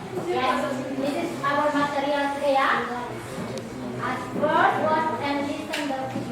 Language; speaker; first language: English; non-native, fluent; Indonesian